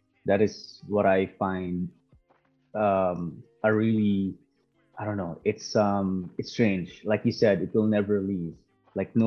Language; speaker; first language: English; non-native, local second language; Filipino